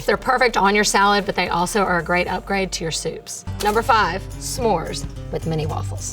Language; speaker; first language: English; native; English